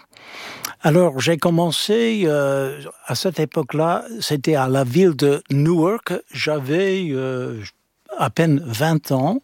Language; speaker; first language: French; non-native, fluent; English